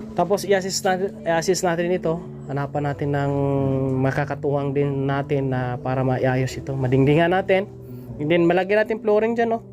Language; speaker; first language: Filipino; native; Filipino